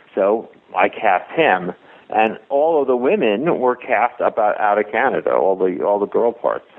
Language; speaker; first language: English; native; English